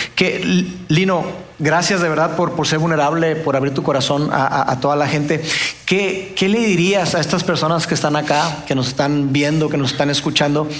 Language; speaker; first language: Spanish; native; Spanish